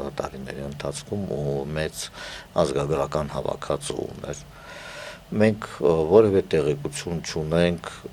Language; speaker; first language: Armenian; native; Armenian